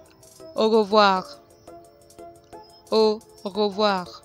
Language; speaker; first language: French; non-native, fluent; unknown